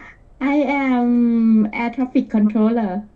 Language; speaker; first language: English; non-native, learner; Thai